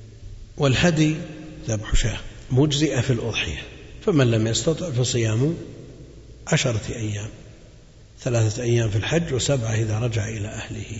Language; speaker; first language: Arabic; native; Arabic